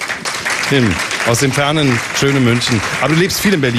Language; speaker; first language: German; native; German